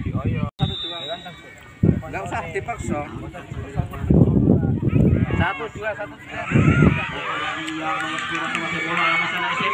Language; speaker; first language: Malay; non-native, local second language; Javanese